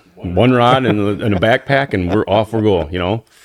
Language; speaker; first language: English; native; English